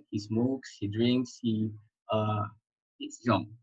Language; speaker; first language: English; non-native, local second language; Filipino